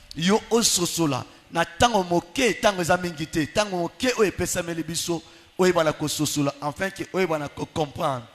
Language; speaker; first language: Lingala; native; Lingala